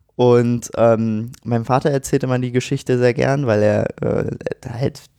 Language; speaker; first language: German; native; German